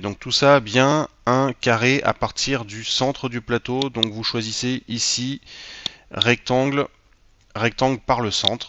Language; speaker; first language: French; native; French